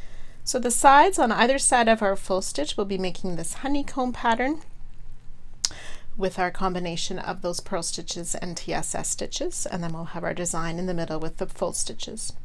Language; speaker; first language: English; native; English